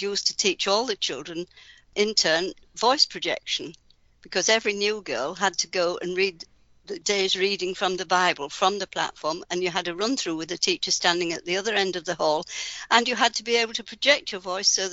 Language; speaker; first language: English; native; English